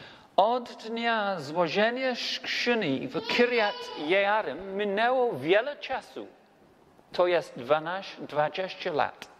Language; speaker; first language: Polish; non-native, learner; English